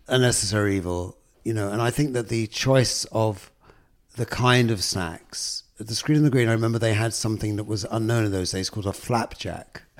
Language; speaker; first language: English; native; English